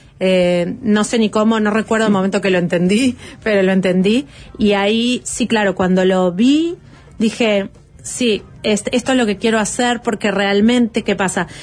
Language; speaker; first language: Spanish; native; Spanish